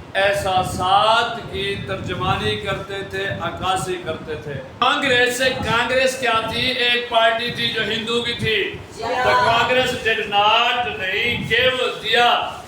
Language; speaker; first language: Urdu; non-native, local second language; Punjabi